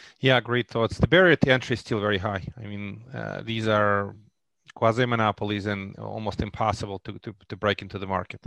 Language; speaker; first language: English; non-native, fluent; Russian